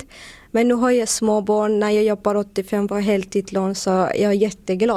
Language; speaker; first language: Swedish; non-native, fluent; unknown